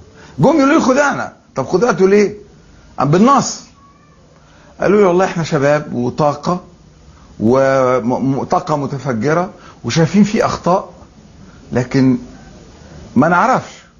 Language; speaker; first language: Arabic; native; Arabic